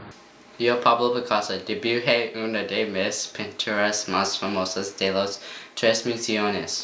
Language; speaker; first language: Spanish; non-native, learner; English